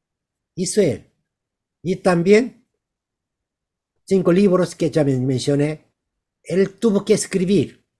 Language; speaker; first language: Spanish; non-native, learner; Korean